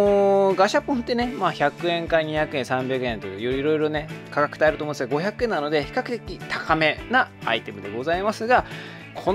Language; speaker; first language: Japanese; native; Japanese